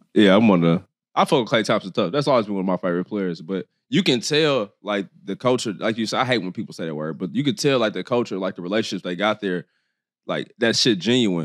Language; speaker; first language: English; native; English